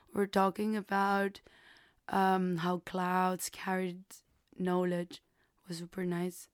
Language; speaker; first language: English; non-native, fluent; Spanish